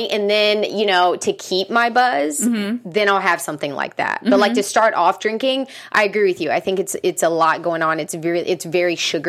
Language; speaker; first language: English; native; English